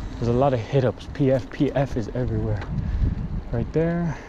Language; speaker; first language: English; native; English